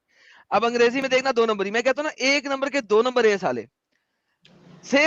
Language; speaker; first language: Hindi; native; Hindi